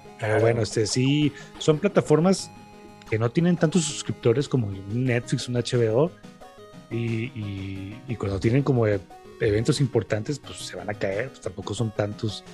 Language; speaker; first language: Spanish; native; Spanish